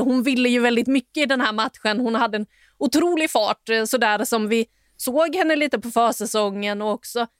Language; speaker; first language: Swedish; native; Swedish